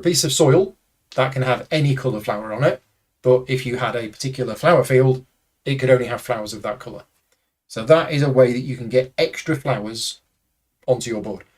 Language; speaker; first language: English; native; English